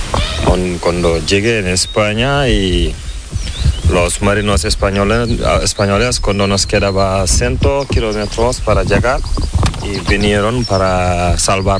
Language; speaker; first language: Spanish; non-native, learner; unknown